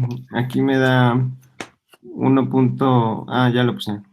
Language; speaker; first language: Spanish; native; Spanish